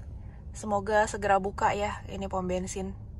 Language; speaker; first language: Indonesian; native; Indonesian